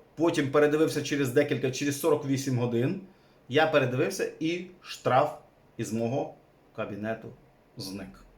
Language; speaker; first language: Ukrainian; native; Ukrainian